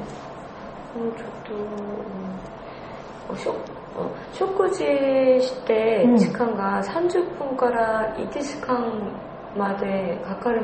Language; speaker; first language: Japanese; non-native, learner; Korean